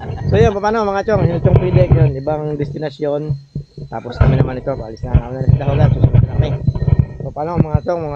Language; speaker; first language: Filipino; native; Filipino